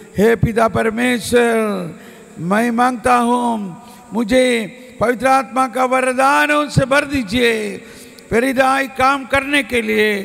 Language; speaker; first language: Hindi; non-native, local second language; Malayalam